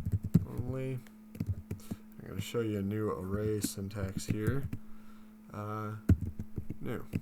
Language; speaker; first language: English; native; English